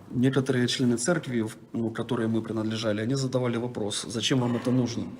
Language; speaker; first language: Russian; native; Russian